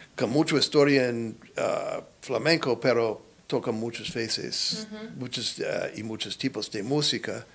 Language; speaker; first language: Spanish; non-native, learner; English